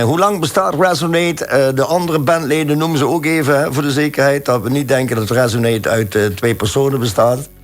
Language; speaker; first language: Dutch; native; Dutch